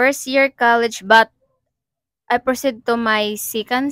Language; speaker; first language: English; non-native, learner; Cebuano